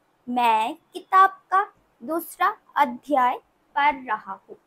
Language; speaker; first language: Hindi; non-native, local second language; Bangla